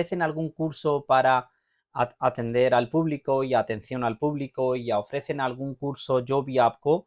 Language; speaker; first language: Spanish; non-native, fluent; Urdu